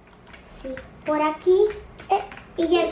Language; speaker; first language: Spanish; native; Spanish